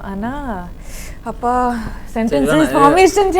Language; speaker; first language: Tamil; non-native, learner; Kannada